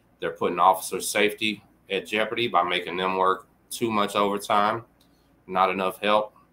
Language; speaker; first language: English; native; English